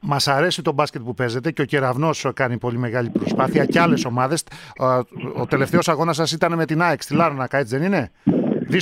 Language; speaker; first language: Greek; native; Greek